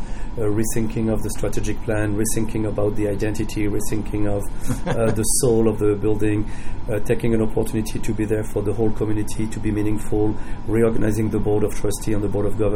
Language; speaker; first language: English; non-native, fluent; French